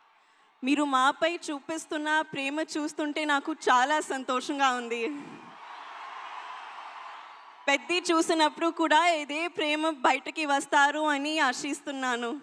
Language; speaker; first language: Telugu; non-native, learner; Hindi